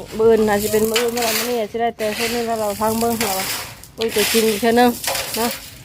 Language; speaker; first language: Thai; native; Thai